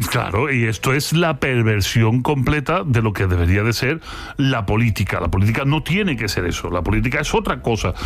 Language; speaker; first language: Spanish; native; Spanish